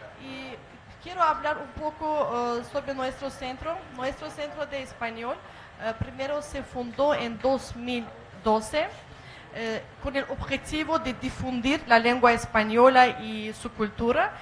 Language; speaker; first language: Spanish; non-native, fluent; Azerbaijani